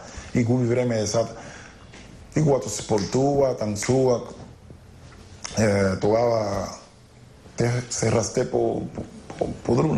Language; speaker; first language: Bulgarian; non-native, learner; Spanish